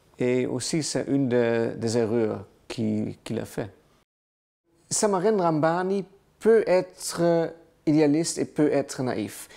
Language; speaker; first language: French; non-native, learner; Dutch